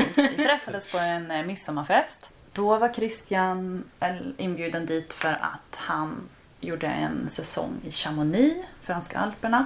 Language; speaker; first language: Swedish; native; Swedish